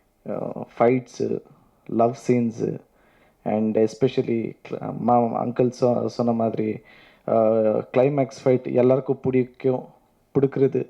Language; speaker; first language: Tamil; non-native, learner; Kannada